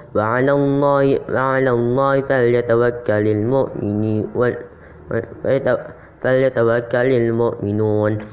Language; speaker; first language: Arabic; non-native, learner; Indonesian